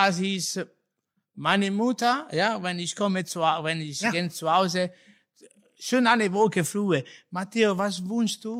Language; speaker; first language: German; non-native, learner; Italian